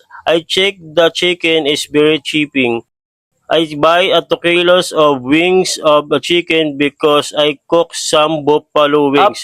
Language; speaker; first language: English; non-native, learner; Filipino